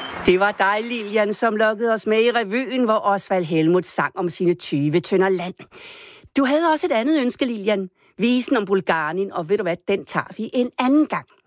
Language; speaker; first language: Danish; native; Danish